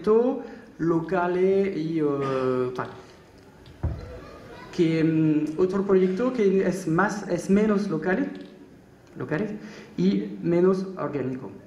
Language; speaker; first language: Spanish; non-native, learner; French